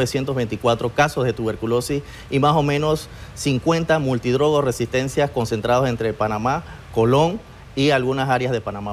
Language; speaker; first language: Spanish; native; Spanish